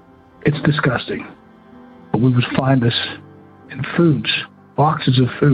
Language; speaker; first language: English; native; English